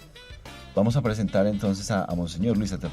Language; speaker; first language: Spanish; native; Spanish